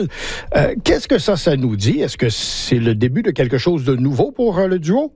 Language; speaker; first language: French; native; French